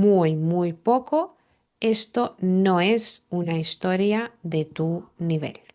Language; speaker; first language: Spanish; non-native, fluent; Lithuanian